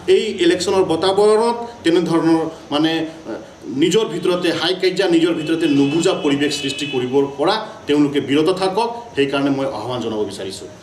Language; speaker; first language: Assamese; non-native, local second language; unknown